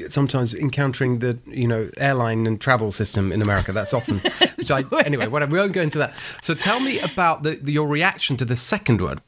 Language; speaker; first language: English; native; English